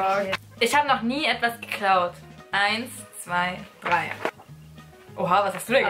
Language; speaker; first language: German; native; German